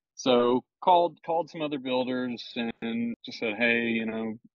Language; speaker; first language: English; native; English